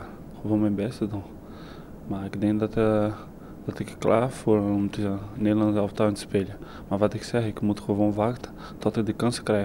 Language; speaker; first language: Dutch; non-native, learner; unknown